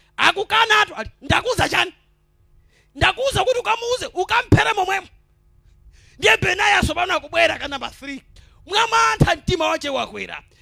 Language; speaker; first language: Nyanja; non-native, local second language; Tumbuka